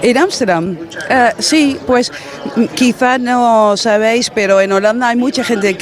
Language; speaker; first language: Spanish; non-native, fluent; Dutch